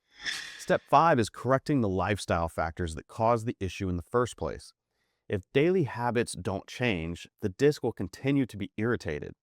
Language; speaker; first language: English; native; English